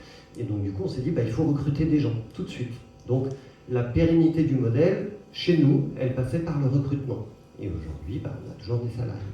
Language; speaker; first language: French; native; French